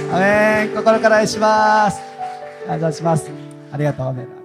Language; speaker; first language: Japanese; non-native, fluent; Hebrew